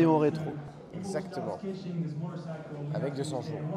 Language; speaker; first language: French; native; French